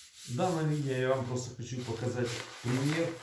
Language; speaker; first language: Russian; native; Russian